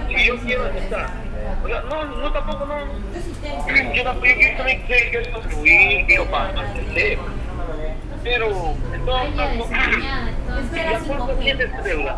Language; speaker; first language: Spanish; native; Spanish